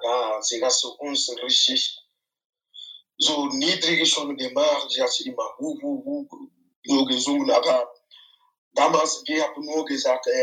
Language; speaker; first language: German; non-native, fluent; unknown